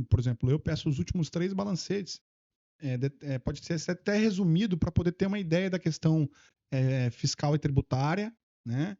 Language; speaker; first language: Portuguese; native; Portuguese